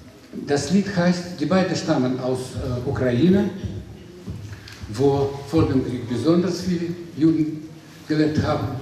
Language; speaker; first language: German; non-native, fluent; Russian